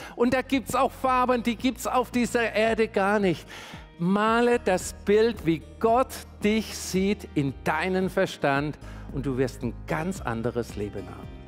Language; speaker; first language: German; native; German